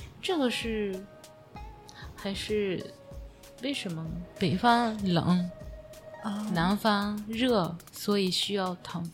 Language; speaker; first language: Chinese; non-native, learner; Japanese